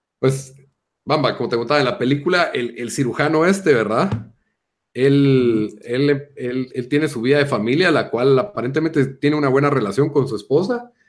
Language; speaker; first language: Spanish; native; Spanish